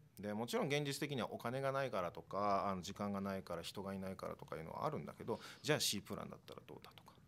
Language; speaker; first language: Japanese; native; Japanese